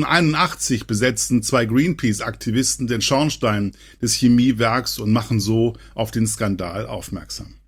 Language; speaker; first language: German; native; German